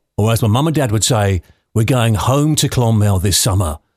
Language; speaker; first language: English; native; English